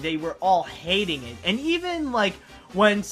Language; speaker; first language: English; native; English